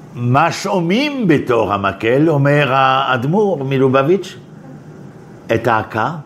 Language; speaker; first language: Hebrew; non-native, fluent; French